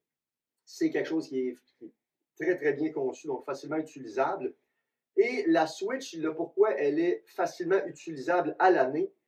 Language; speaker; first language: French; native; French